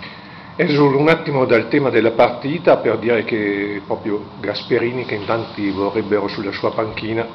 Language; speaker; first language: Italian; native; Italian